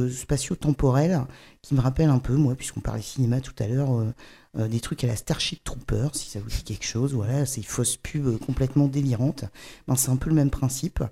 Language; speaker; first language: French; native; French